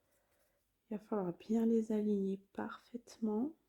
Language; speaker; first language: French; native; French